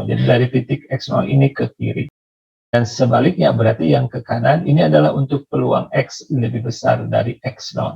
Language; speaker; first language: Indonesian; native; Indonesian